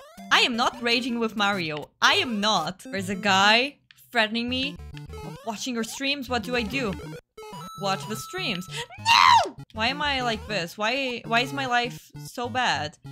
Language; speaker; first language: English; non-native, fluent; Portuguese